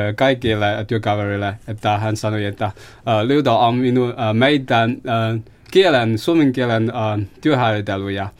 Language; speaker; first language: Finnish; non-native, learner; Chinese